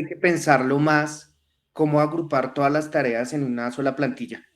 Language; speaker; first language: Spanish; native; Spanish